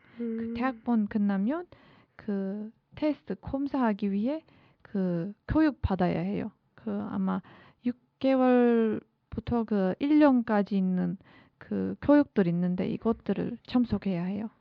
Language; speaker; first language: Korean; non-native, learner; Turkish